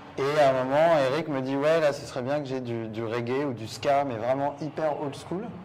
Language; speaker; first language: French; native; French